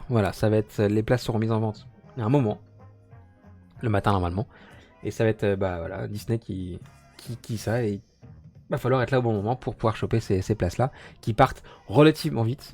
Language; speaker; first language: French; native; French